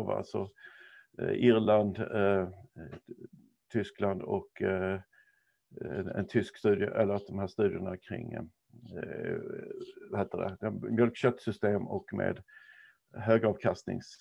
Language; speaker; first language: Swedish; native; Swedish